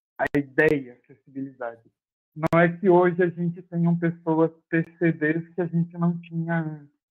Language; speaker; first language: Portuguese; native; Portuguese